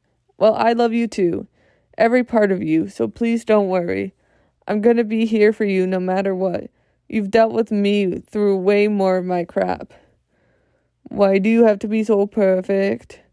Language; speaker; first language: English; native; English